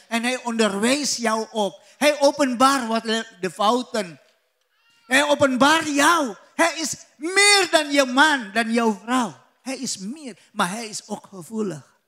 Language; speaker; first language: Dutch; non-native, learner; Indonesian